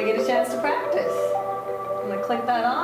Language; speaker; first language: English; native; English